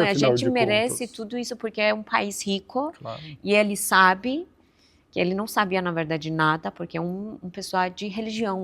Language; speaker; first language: Portuguese; non-native, fluent; Persian